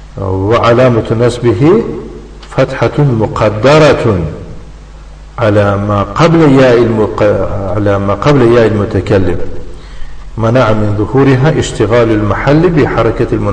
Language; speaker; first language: Arabic; non-native, fluent; Tajik